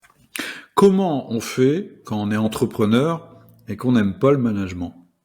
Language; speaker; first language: French; native; French